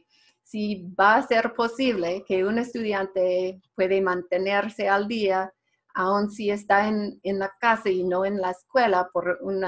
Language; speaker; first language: Spanish; non-native, fluent; English